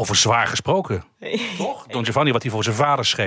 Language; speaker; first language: Dutch; native; Dutch